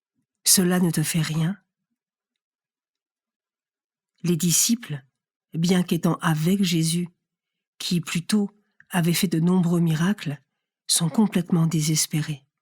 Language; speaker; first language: French; native; French